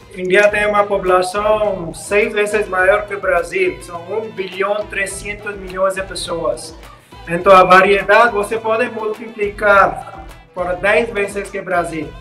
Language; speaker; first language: Portuguese; non-native, fluent; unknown